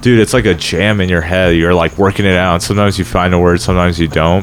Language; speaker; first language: English; early bilingual, other home language; Polish